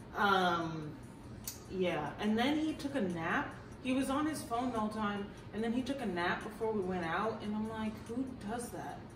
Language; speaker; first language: English; native; English